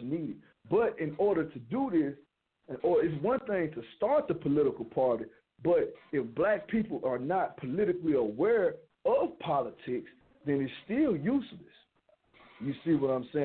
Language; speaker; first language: English; native; English